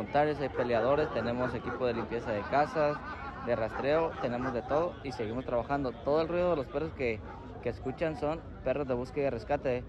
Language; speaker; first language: Spanish; native; Spanish